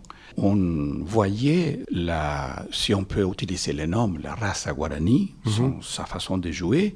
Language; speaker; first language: French; non-native, fluent; Spanish